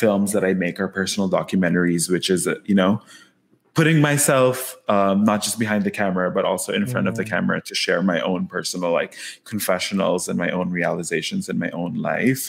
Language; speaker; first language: English; non-native, local second language; Filipino